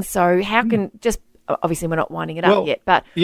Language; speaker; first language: English; native; English